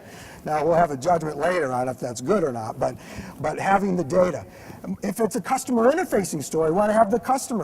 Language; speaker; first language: English; native; English